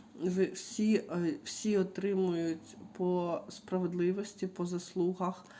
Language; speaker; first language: Ukrainian; non-native, local second language; Russian